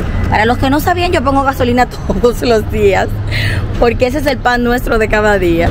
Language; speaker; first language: Spanish; native; Spanish